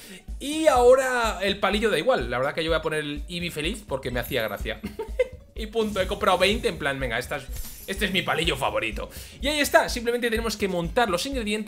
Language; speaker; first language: Spanish; native; Spanish